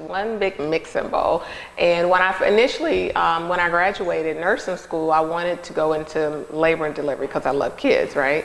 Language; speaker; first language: English; native; English